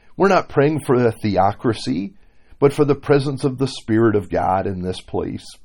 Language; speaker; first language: English; native; English